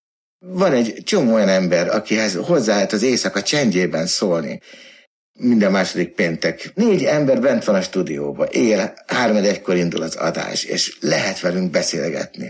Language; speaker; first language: Hungarian; native; Hungarian